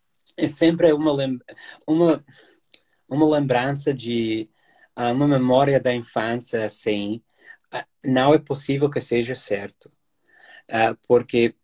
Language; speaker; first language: Portuguese; non-native, fluent; English